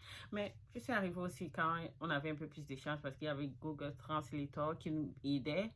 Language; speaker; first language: French; non-native, local second language; Fula